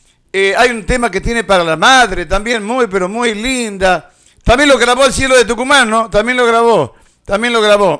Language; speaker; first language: Spanish; native; Spanish